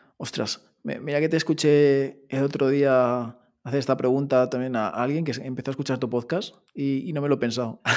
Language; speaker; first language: Spanish; native; Spanish